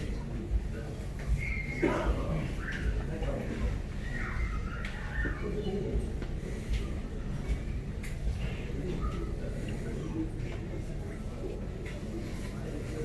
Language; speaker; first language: Arabic; native; Arabic